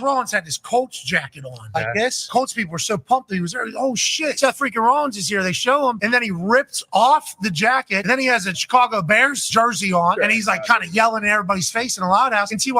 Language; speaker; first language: English; native; English